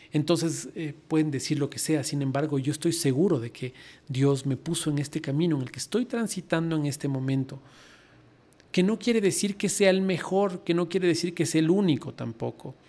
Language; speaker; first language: Spanish; native; Spanish